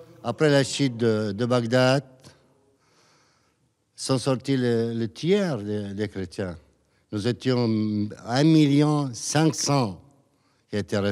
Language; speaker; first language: French; non-native, learner; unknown